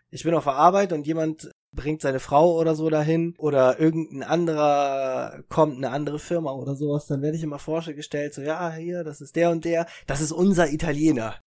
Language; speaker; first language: German; early bilingual, other home language; Italian